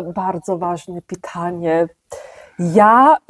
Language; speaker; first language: Polish; non-native, fluent; Italian